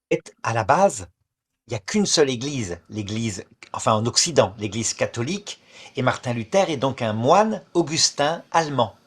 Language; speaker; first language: French; native; French